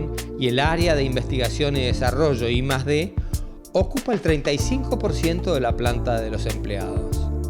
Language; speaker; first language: Spanish; native; Spanish